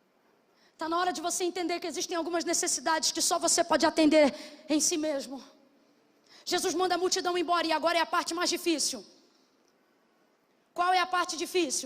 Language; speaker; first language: Portuguese; native; Portuguese